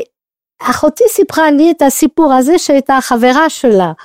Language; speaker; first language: Hebrew; non-native, fluent; French